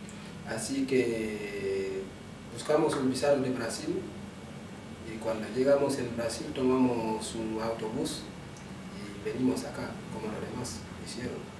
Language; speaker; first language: Spanish; non-native, local second language; Wolof